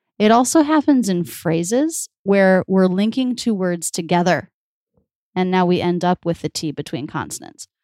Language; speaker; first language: English; native; English